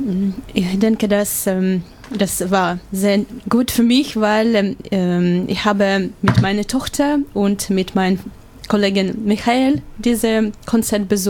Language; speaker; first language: German; non-native, learner; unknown